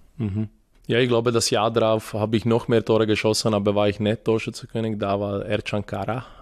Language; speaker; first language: German; non-native, fluent; Serbian